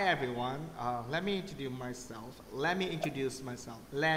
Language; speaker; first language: English; non-native, fluent; Vietnamese